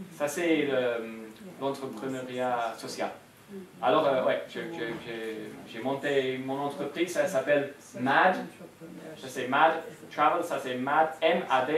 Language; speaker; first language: French; non-native, fluent; English